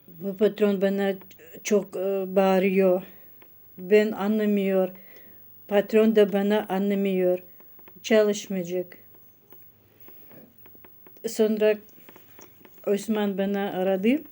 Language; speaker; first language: Turkish; non-native, learner; Russian